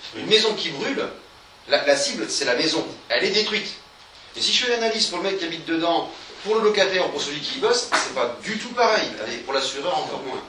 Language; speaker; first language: French; native; French